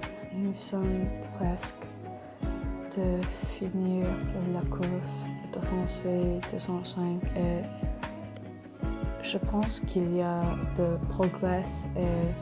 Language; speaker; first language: French; non-native, learner; English